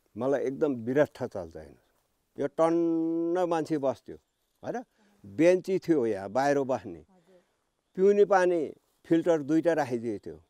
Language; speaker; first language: Nepali; non-native, local second language; Gurung